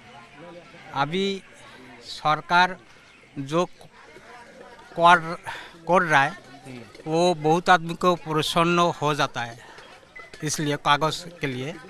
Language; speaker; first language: Hindi; non-native, local second language; Bangla